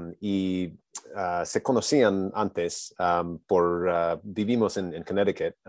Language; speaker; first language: Spanish; non-native, learner; English